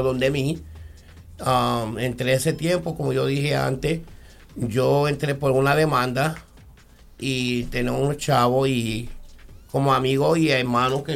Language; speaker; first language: Spanish; early bilingual, heritage; Spanish